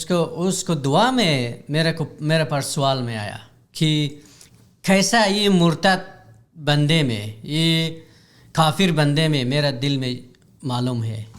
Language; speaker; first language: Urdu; non-native, learner; Hazaragi